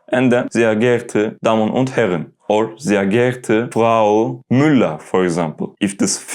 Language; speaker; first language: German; non-native, learner; Turkish